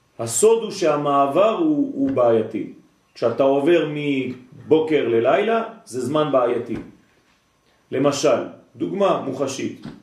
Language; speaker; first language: Hebrew; non-native, fluent; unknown